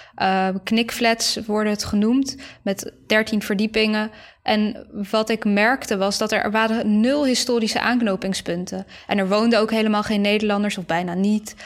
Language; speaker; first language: Dutch; early bilingual, other home language; Bosnian